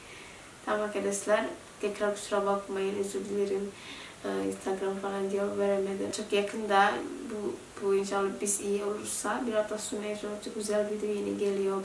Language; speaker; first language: Turkish; non-native, learner; Indonesian